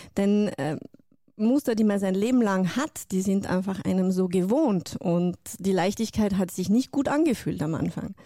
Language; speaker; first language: German; non-native, fluent; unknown